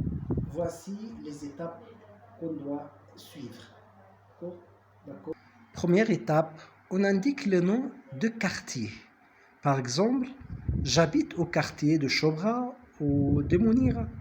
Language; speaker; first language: French; non-native, fluent; Arabic